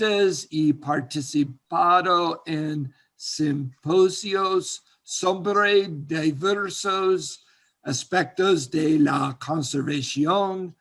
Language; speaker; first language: Spanish; non-native, learner; English